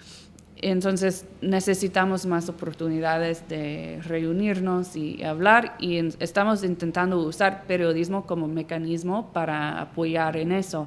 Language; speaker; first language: Spanish; non-native, fluent; English